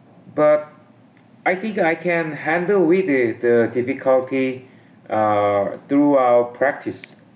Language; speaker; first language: English; non-native, learner; Korean